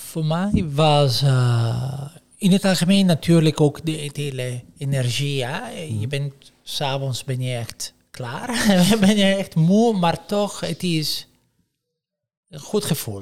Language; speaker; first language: Dutch; non-native, fluent; Italian